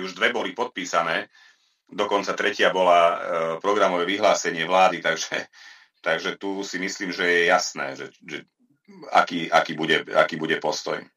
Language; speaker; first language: Slovak; non-native, local second language; Hungarian